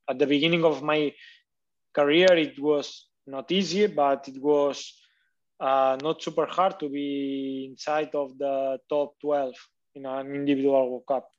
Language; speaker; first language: English; non-native, learner; Catalan